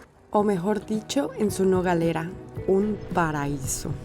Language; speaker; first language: Spanish; native; Spanish